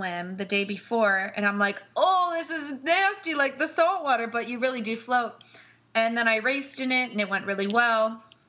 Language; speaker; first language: English; native; English